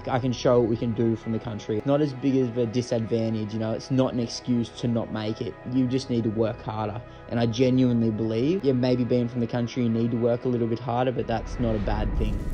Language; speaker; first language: English; native; English